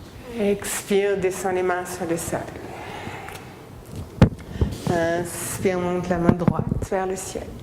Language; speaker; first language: French; native; French